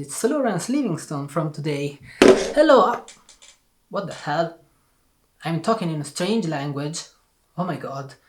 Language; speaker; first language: English; non-native, learner; Italian